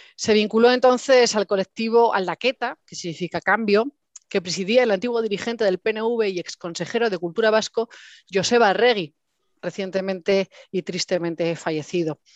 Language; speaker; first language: Spanish; native; Spanish